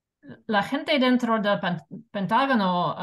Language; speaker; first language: Spanish; non-native, fluent; English